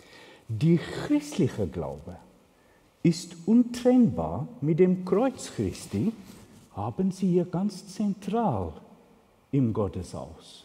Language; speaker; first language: German; non-native, fluent; Afrikaans